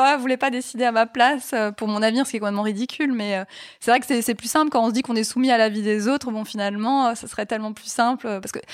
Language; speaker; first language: French; native; French